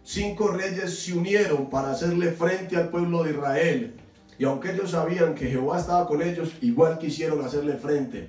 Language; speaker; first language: Spanish; native; Spanish